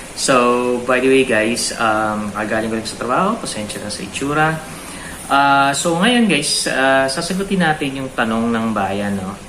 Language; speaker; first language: Filipino; native; Filipino